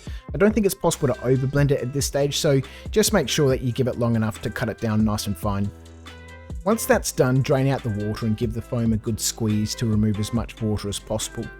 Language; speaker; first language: English; native; English